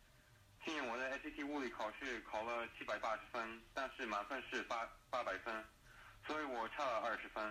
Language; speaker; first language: Chinese; early bilingual, heritage; Chinese